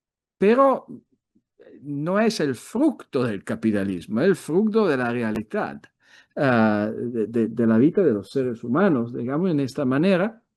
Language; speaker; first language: Spanish; non-native, fluent; Italian